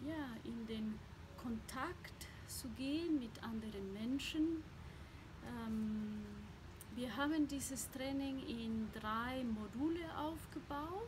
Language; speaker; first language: German; non-native, fluent; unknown